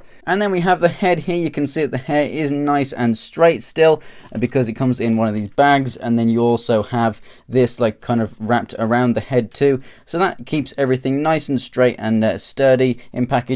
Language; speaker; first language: English; native; English